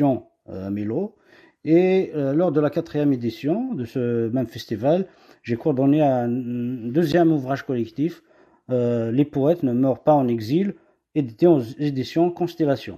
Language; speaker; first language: French; non-native, local second language; Kabyle